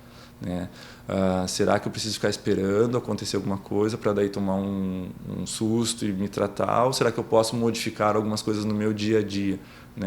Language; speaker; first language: Portuguese; native; Portuguese